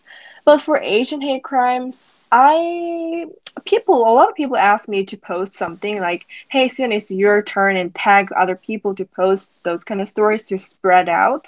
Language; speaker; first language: English; non-native, fluent; Korean